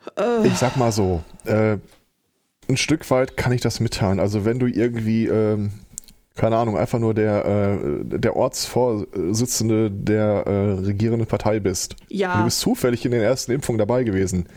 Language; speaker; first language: German; native; German